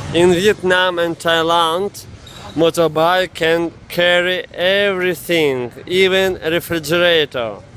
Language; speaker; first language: English; non-native, learner; Russian